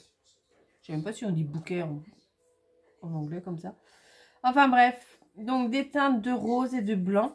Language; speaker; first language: French; native; French